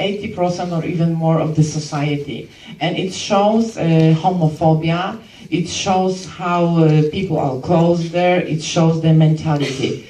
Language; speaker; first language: English; non-native, fluent; Polish